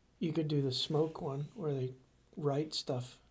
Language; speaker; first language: English; native; English